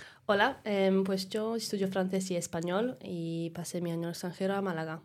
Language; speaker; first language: Spanish; non-native, fluent; English